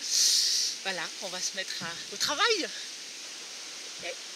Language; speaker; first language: French; native; French